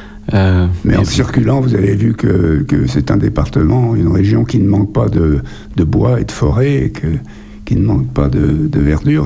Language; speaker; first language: French; native; French